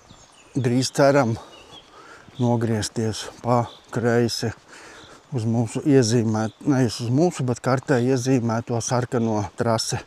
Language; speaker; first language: Latvian; native; Latvian